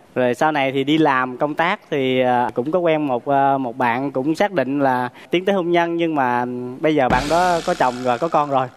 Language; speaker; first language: Vietnamese; native; Vietnamese